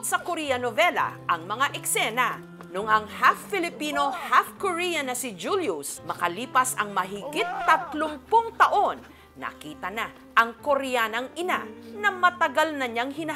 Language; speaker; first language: Filipino; native; Filipino